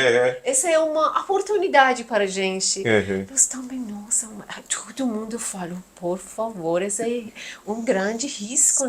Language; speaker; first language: Portuguese; non-native, learner; Persian